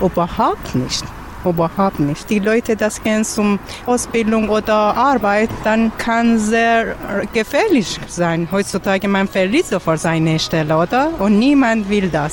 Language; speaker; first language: German; non-native, learner; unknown